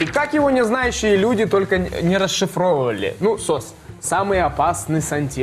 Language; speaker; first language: Russian; native; Russian